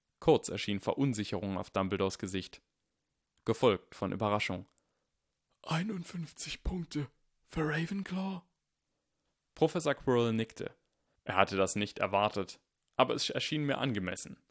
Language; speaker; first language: German; native; German